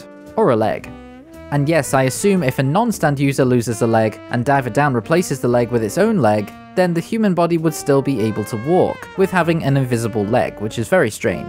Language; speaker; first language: English; native; English